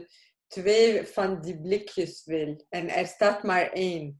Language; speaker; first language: Dutch; non-native, learner; Arabic